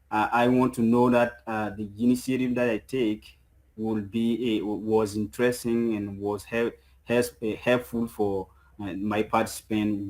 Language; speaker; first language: English; non-native, fluent; French